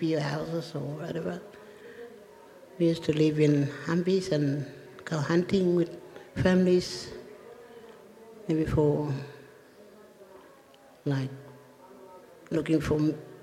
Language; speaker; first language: English; native; English